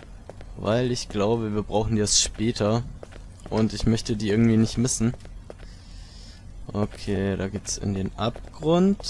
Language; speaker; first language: German; native; German